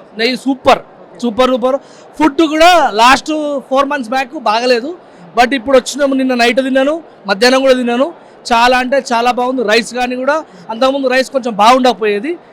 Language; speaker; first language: Telugu; native; Telugu